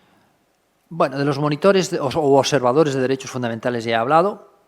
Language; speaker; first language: Spanish; native; Spanish